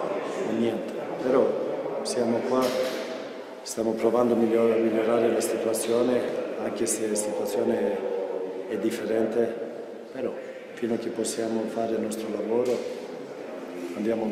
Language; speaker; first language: Italian; non-native, fluent; Swedish